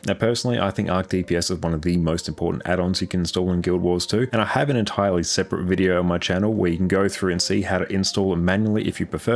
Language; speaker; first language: English; native; English